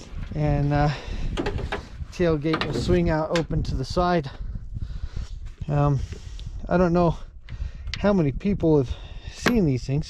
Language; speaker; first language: English; native; English